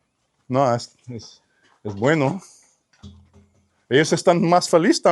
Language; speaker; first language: Spanish; non-native, learner; English